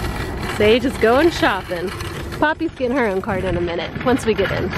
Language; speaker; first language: English; native; English